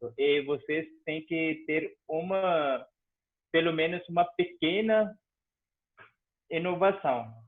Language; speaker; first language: Portuguese; non-native, fluent; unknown